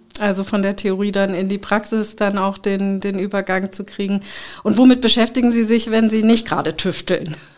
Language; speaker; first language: German; native; German